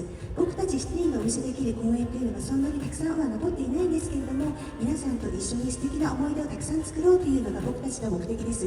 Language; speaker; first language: Japanese; native; Japanese